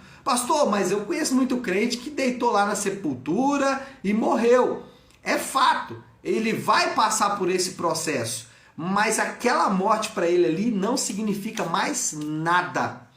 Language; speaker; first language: Portuguese; native; Portuguese